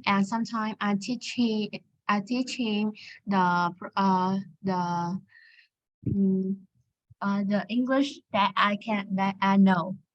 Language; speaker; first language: English; non-native, learner; Vietnamese